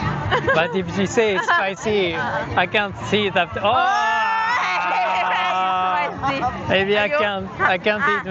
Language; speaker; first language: English; non-native, fluent; French